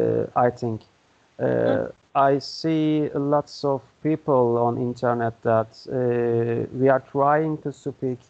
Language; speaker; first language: English; non-native, learner; Turkish